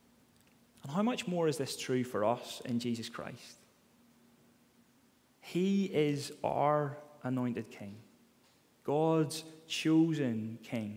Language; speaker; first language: English; native; English